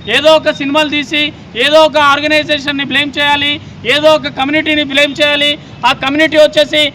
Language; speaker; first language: Telugu; non-native, local second language; Lambadi